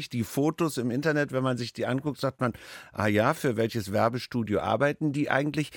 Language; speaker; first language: German; native; German